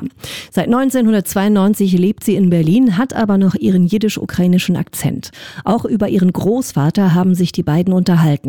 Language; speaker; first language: German; native; German